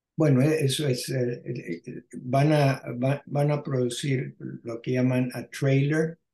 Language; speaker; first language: Spanish; early bilingual, heritage; Spanish